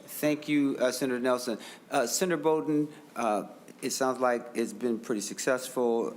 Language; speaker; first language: English; native; English